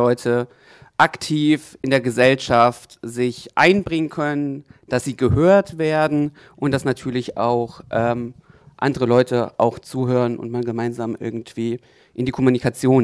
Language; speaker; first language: German; native; German